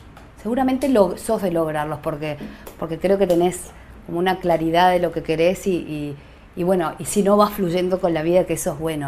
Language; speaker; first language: Spanish; native; Spanish